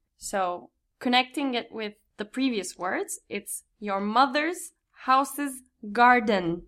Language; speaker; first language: English; non-native, fluent; Turkish